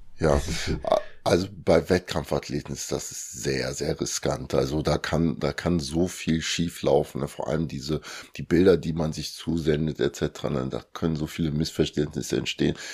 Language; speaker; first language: German; early bilingual, other home language; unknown